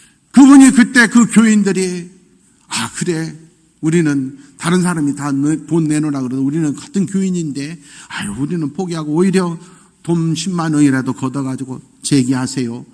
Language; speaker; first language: Korean; native; Korean